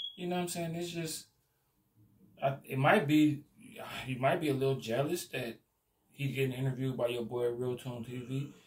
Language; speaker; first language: English; native; English